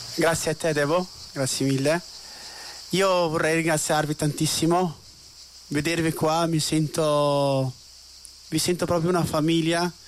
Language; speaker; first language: Italian; non-native, fluent; Arabic